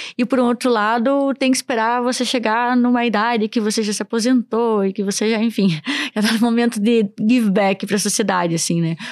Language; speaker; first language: Portuguese; native; Portuguese